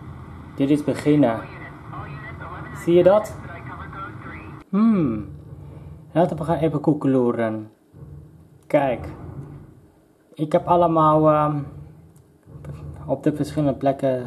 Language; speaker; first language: Dutch; non-native, local second language; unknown